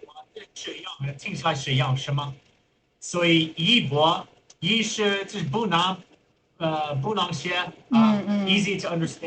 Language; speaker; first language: Chinese; non-native, learner; English